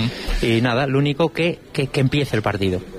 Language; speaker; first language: Spanish; native; Spanish